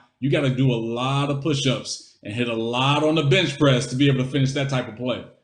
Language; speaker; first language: English; native; English